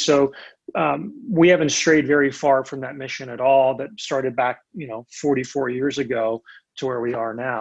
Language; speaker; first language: English; native; English